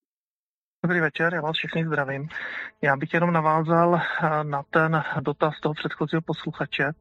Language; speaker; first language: Czech; native; Czech